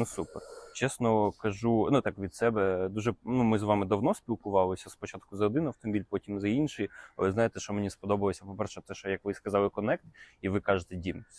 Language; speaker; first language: Ukrainian; native; Ukrainian